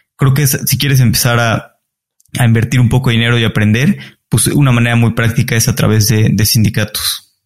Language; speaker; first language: Spanish; native; Spanish